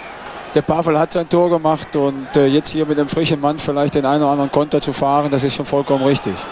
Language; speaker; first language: German; native; German